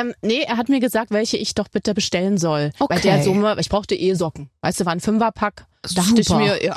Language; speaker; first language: German; native; German